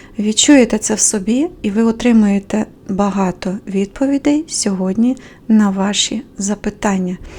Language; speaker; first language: Ukrainian; native; Ukrainian